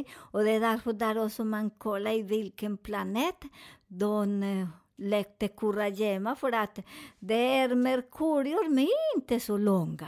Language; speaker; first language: Swedish; non-native, learner; Spanish